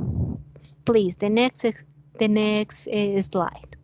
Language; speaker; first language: English; non-native, learner; Spanish